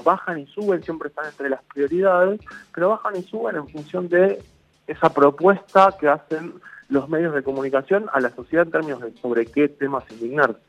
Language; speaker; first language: Spanish; native; Spanish